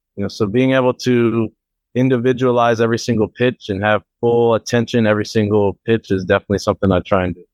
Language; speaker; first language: English; native; English